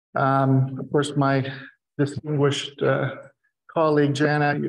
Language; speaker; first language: English; native; English